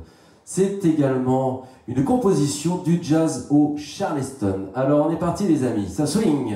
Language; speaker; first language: French; native; French